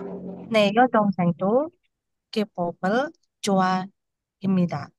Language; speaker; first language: Korean; non-native, learner; Indonesian